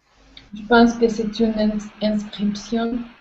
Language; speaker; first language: French; non-native, learner; Russian